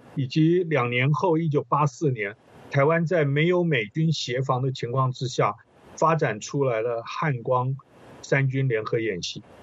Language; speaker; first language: Chinese; native; Chinese